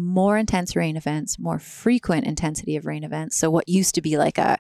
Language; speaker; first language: English; native; English